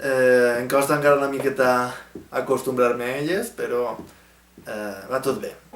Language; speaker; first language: Catalan; native; Catalan